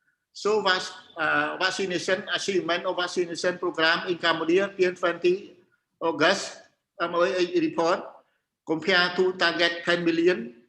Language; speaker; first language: English; non-native, learner; Khmer